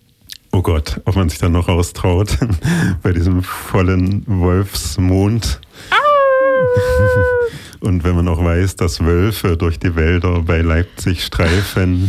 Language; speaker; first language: German; native; German